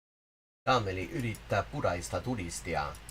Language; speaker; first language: Finnish; non-native, learner; English